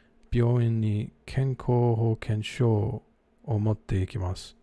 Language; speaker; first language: Japanese; non-native, learner; English